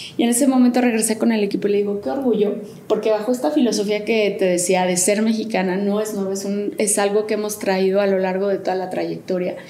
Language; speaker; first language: Spanish; native; Spanish